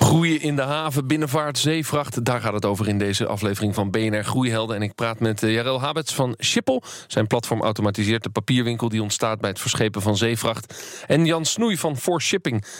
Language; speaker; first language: Dutch; native; Dutch